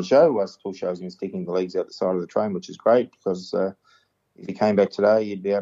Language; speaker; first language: English; native; English